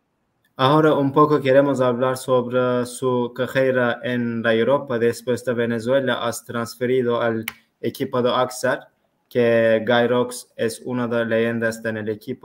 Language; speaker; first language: Spanish; non-native, learner; Turkish